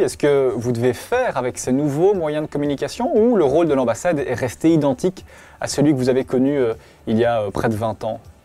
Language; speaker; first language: French; native; French